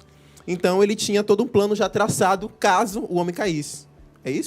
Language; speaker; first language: Portuguese; native; Portuguese